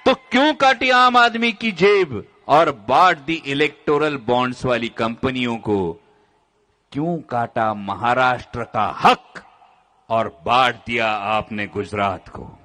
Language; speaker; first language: Hindi; non-native, local second language; Marathi